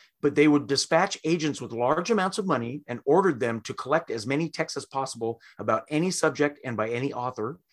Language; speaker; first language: English; native; English